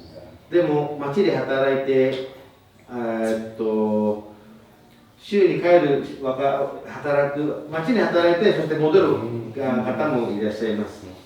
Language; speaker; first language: Japanese; non-native, fluent; Indonesian